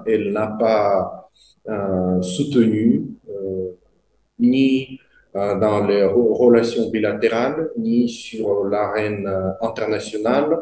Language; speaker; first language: French; non-native, fluent; Russian